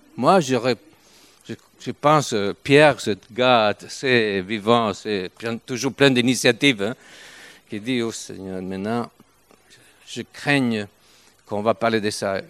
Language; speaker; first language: French; non-native, fluent; Italian